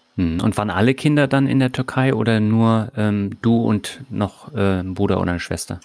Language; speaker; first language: German; native; German